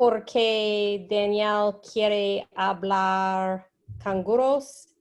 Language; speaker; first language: Spanish; non-native, learner; English